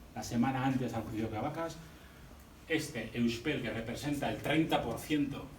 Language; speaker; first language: Spanish; native; Spanish